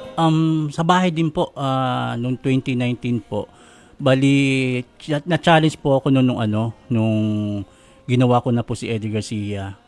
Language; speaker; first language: Filipino; non-native, local second language; Bikol